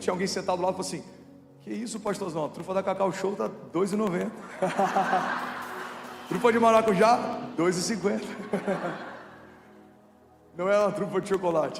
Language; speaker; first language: Portuguese; native; Portuguese